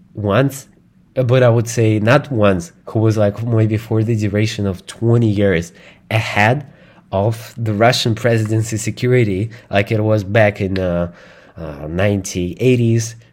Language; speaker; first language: English; non-native, fluent; Russian